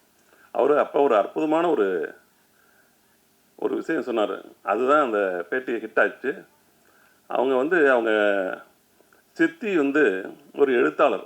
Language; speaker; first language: Tamil; native; Tamil